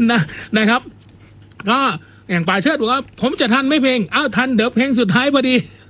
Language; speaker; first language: Thai; non-native, local second language; Northeastern Thai